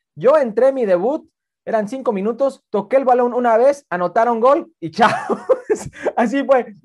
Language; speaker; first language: Spanish; early bilingual, heritage; Spanish